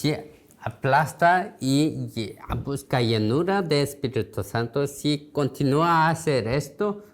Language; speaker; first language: Spanish; non-native, learner; Korean